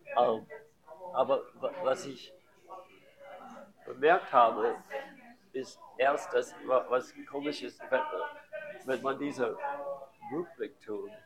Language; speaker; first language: German; non-native, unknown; English